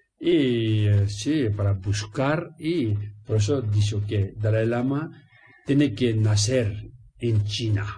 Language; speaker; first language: Spanish; non-native, learner; Tibetan